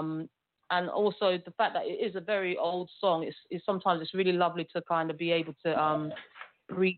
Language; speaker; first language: English; early bilingual, other home language; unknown